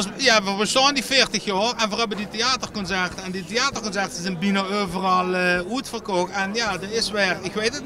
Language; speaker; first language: Dutch; native; Dutch